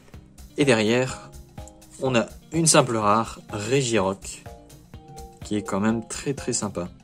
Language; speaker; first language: French; native; French